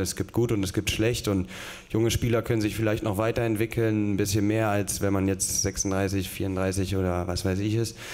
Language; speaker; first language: German; native; German